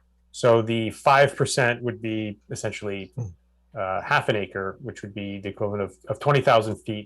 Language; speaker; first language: English; native; English